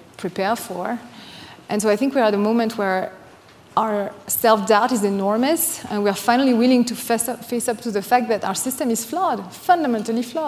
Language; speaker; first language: English; non-native, fluent; French